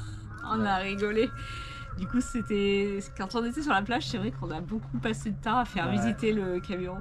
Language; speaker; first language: French; native; French